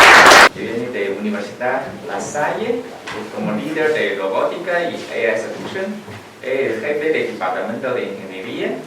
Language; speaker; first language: Spanish; non-native, learner; Chinese